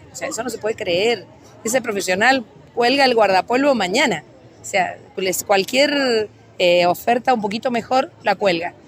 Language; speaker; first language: Spanish; native; Spanish